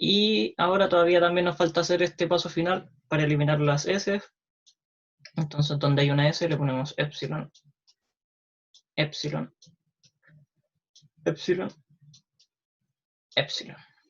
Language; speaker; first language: Spanish; native; Spanish